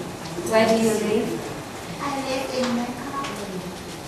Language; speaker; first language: English; non-native, learner; Thai